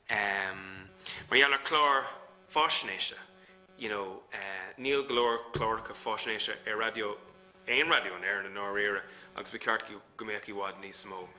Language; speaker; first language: Irish; non-native, local second language; English